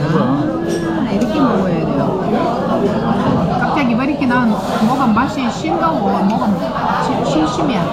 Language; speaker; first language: Korean; non-native, fluent; Ukrainian